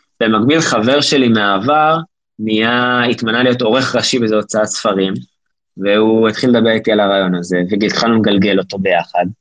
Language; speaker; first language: Hebrew; native; Hebrew